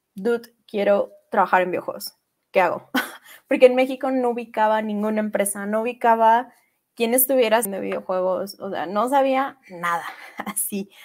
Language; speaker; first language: Spanish; native; Spanish